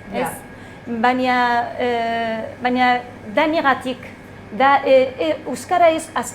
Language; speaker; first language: Basque; non-native, learner; Arabic